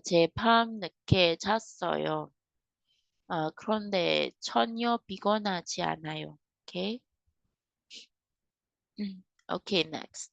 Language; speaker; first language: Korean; non-native, learner; Kinaray-a